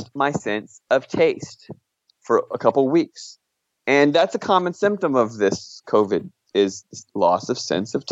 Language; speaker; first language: English; native; English